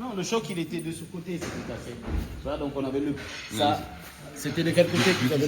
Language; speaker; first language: French; native; French